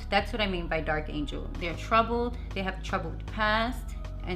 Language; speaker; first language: English; native; English